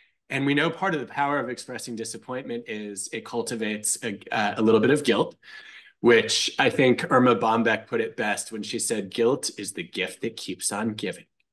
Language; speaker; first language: English; native; English